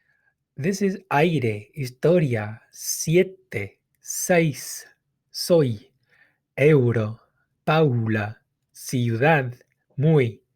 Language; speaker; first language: Spanish; non-native, fluent; English